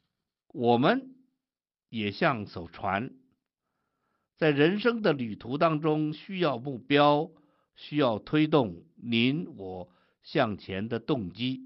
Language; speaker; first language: Chinese; native; Chinese